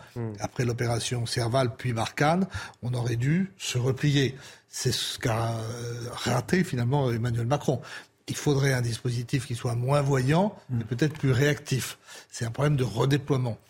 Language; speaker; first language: French; non-native, fluent; English